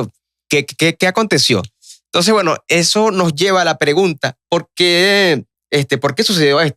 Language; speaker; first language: Spanish; native; Spanish